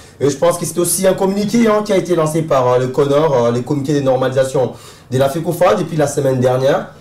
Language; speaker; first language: French; non-native, local second language; Lingala